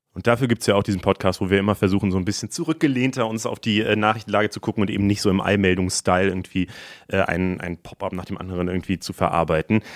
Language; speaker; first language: German; native; German